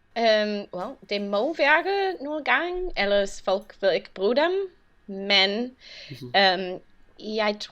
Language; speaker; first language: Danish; non-native, learner; English